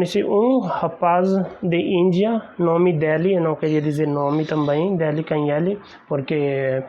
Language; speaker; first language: Portuguese; non-native, learner; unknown